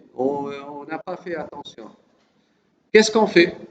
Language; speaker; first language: French; non-native, local second language; Arabic